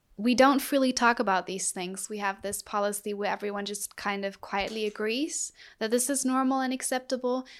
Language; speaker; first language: English; non-native, fluent; German